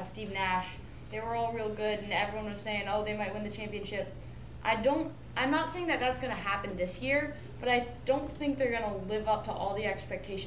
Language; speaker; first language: English; native; English